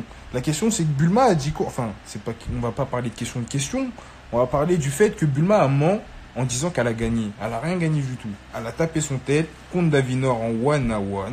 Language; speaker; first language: French; native; French